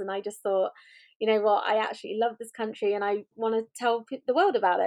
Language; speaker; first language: English; native; English